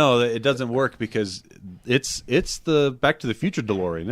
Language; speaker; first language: English; native; English